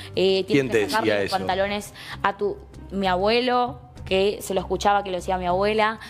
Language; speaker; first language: Spanish; native; Spanish